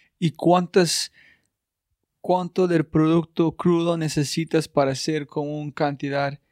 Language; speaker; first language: Spanish; non-native, learner; English